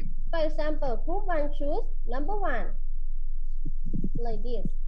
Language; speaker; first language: English; non-native, learner; Thai